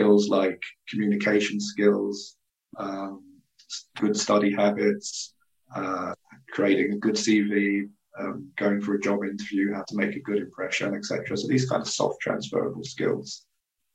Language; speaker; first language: English; native; English